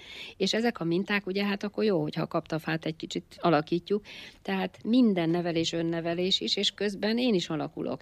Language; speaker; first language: Hungarian; native; Hungarian